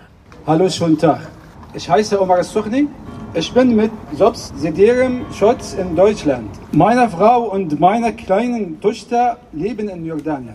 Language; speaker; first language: German; non-native, learner; Arabic